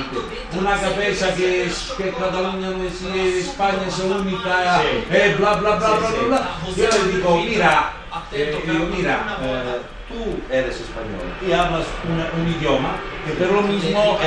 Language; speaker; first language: Spanish; non-native, learner; Italian